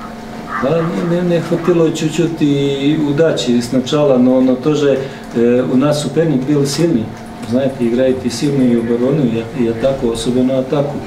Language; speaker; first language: Russian; non-native, learner; Serbian